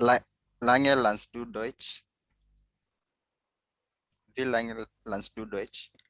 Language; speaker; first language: German; non-native, learner; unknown